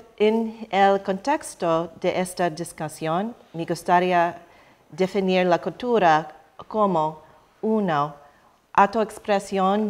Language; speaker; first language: Spanish; non-native, learner; English